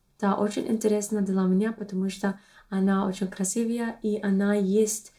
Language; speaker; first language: Russian; non-native, learner; English